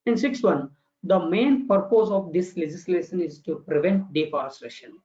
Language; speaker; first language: English; non-native, local second language; Kannada